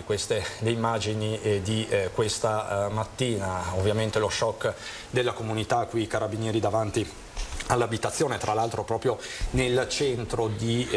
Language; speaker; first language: Italian; native; Italian